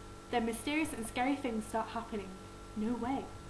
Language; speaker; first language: English; native; English